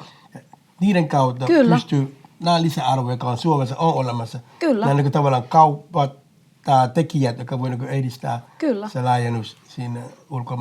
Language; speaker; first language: Finnish; non-native, fluent; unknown